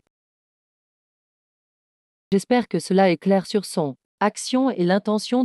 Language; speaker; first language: French; non-native, learner; Tibetan